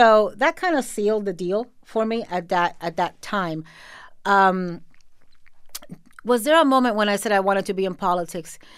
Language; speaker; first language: English; native; English